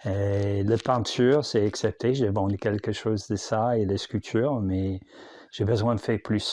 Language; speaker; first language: French; non-native, learner; English